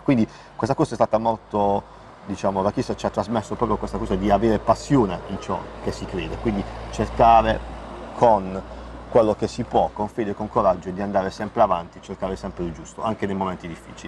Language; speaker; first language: Italian; native; Italian